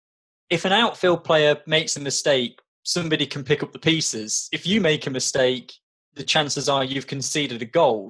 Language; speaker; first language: English; native; English